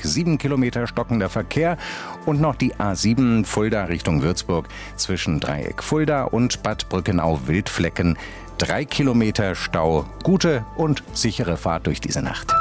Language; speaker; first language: German; native; German